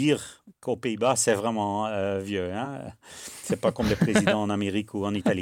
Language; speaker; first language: French; non-native, fluent; Dutch